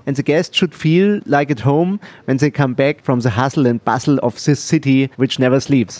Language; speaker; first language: English; non-native, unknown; German